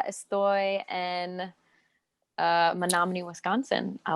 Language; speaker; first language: Spanish; non-native, learner; English